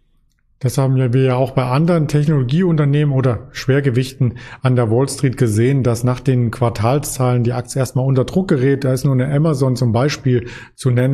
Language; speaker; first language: German; native; German